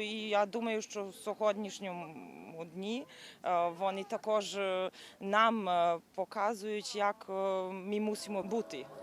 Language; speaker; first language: Ukrainian; non-native, learner; Serbian